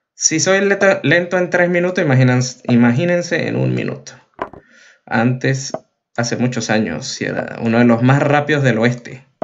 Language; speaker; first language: Spanish; native; Spanish